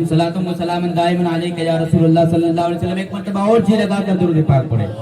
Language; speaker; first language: Urdu; native; Urdu